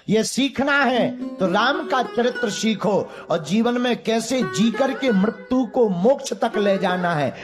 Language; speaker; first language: Hindi; native; Hindi